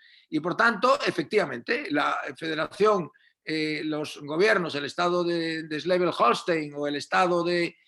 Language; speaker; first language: Spanish; native; Spanish